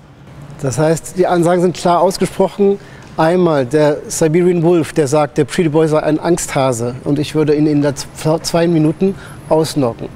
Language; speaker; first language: German; native; German